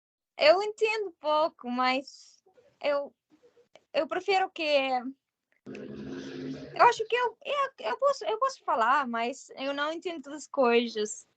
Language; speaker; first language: Portuguese; non-native, learner; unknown